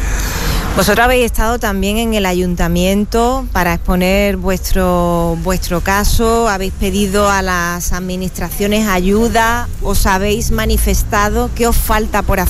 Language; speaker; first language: Spanish; native; Spanish